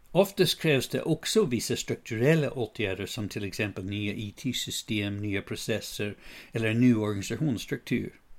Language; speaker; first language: Swedish; non-native, fluent; English